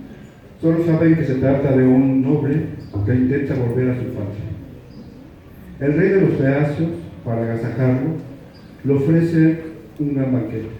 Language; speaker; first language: Spanish; native; Spanish